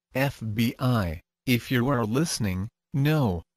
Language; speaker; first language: English; native; English